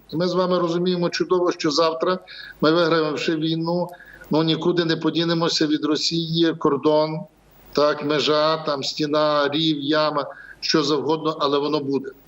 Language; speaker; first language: Ukrainian; native; Ukrainian